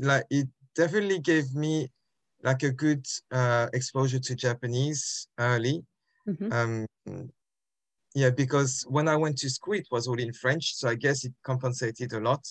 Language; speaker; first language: English; non-native, fluent; French